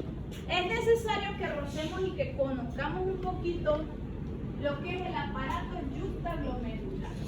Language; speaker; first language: Spanish; native; Spanish